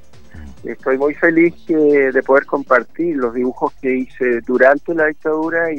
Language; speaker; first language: Spanish; native; Spanish